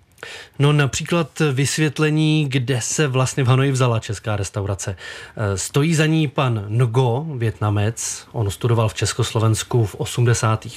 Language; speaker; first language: Czech; native; Czech